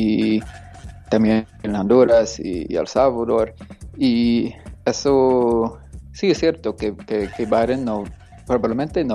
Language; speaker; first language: Spanish; non-native, fluent; English